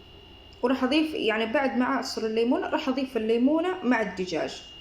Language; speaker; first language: Arabic; native; Arabic